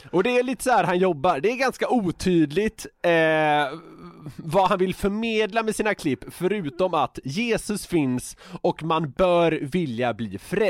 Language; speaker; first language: Swedish; native; Swedish